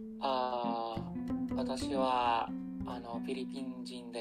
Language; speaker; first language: Japanese; non-native, learner; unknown